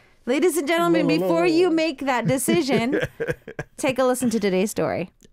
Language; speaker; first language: English; early bilingual, other home language; Korean